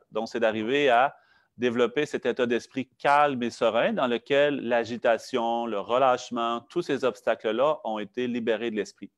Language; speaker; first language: French; native; French